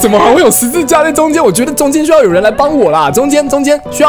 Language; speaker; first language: Chinese; native; Chinese